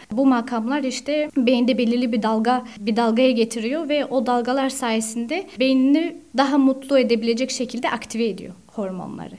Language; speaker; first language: Turkish; early bilingual, heritage; Turkish